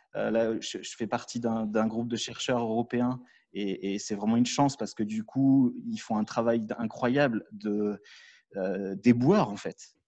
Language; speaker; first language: French; native; French